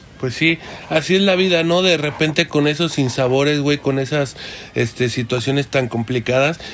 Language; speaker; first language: Spanish; native; Spanish